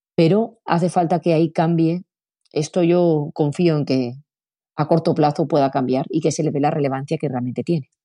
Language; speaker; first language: Spanish; native; Spanish